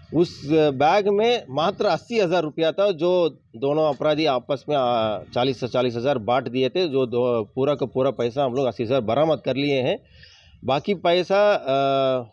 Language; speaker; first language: Hindi; native; Hindi